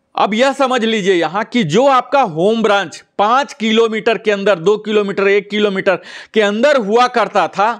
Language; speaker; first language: Hindi; native; Hindi